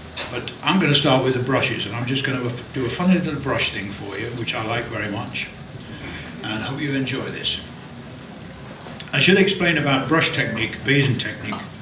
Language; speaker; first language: English; native; English